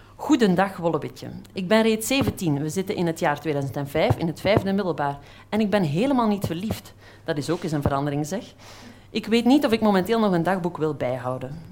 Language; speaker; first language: Dutch; native; Dutch